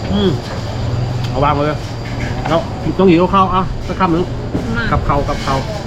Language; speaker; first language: Thai; native; Thai